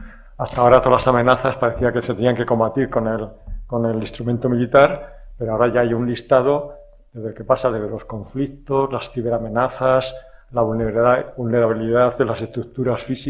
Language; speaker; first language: Spanish; native; Spanish